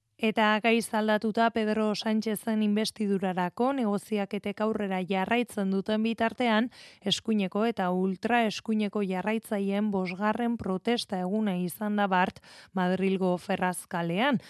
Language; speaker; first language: Basque; native; Basque